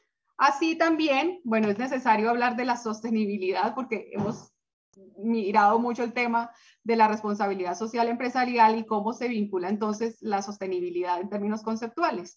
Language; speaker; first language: Spanish; native; Spanish